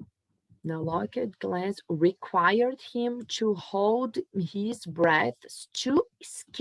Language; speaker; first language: English; non-native, fluent; Portuguese